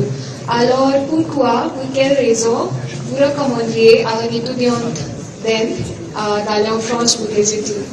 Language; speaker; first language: French; non-native, fluent; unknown